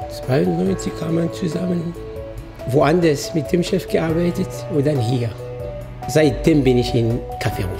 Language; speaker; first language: German; non-native, fluent; Arabic